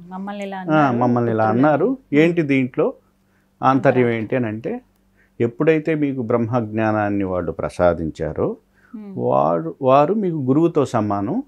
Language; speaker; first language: Telugu; native; Telugu